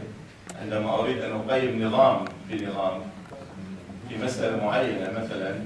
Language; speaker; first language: Arabic; native; Arabic